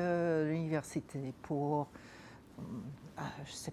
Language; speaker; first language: French; non-native, fluent; English